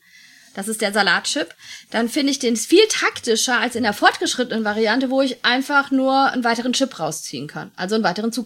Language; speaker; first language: German; native; German